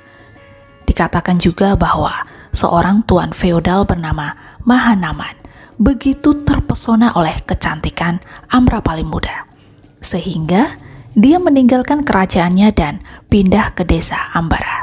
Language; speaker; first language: Indonesian; native; Indonesian